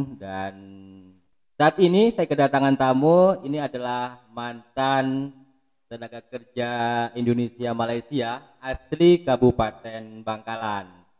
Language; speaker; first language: Indonesian; non-native, local second language; Madurese